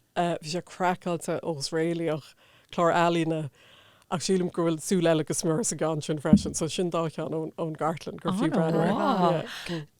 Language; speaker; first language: Irish; non-native, local second language; English